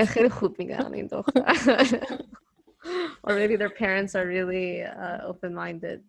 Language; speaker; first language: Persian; early bilingual, heritage; Persian